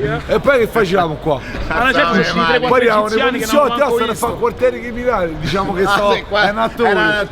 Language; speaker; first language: Italian; native; Italian